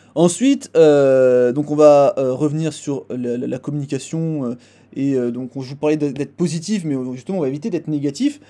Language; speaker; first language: French; native; French